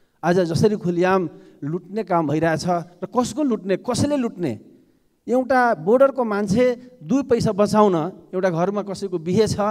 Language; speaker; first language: Nepali; non-native, local second language; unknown